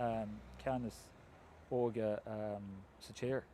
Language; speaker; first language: Irish; non-native, local second language; English